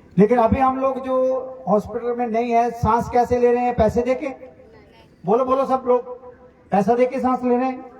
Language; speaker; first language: Hindi; non-native, local second language; Punjabi